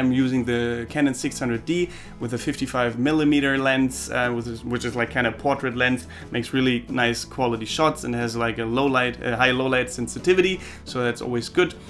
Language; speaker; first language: English; non-native, fluent; German